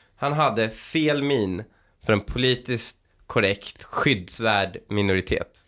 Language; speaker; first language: Swedish; early bilingual, other home language; Persian